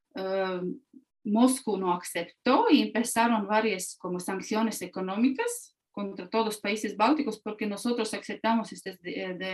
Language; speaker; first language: Spanish; non-native, fluent; Latvian